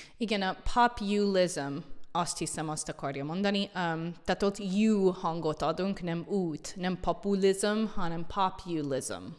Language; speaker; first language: Hungarian; non-native, fluent; English